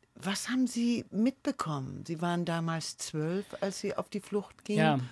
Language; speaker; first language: German; native; German